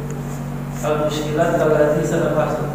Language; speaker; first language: Arabic; non-native, learner; Indonesian